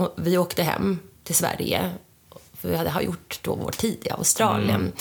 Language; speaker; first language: Swedish; native; Swedish